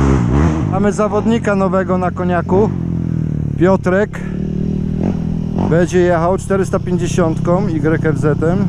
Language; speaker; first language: Polish; native; Polish